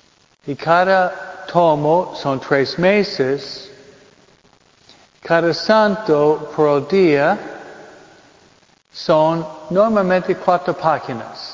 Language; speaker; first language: Spanish; non-native, fluent; English